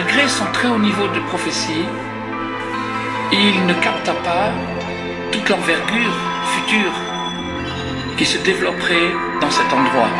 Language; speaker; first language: French; native; French